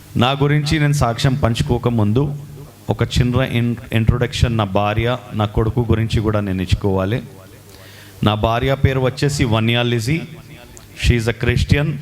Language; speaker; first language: Telugu; non-native, local second language; Urdu